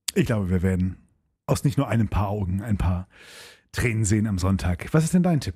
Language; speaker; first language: German; native; German